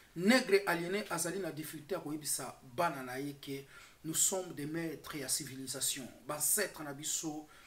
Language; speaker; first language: Lingala; non-native, local second language; Kongo